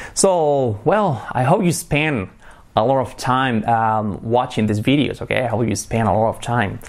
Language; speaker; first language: English; non-native, fluent; Spanish